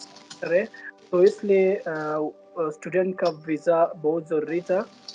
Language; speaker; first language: Hindi; non-native, fluent; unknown